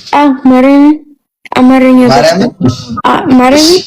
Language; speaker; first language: Amharic; non-native, learner; English